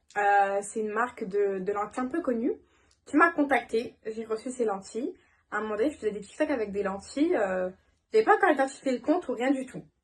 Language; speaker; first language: French; native; French